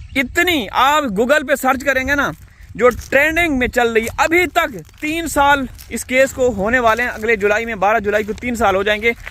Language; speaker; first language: Urdu; native; Urdu